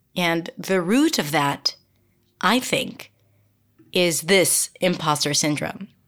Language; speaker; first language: English; non-native, fluent; Hebrew